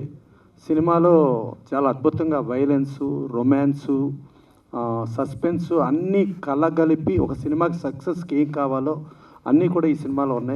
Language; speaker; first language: Telugu; native; Telugu